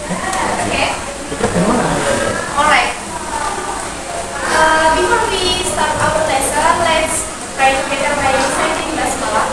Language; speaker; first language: English; non-native, fluent; Indonesian